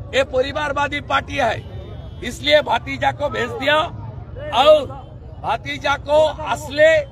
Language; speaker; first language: Hindi; non-native, local second language; Bangla